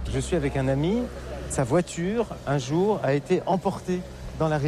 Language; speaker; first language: French; native; French